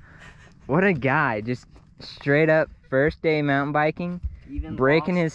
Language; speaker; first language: English; native; English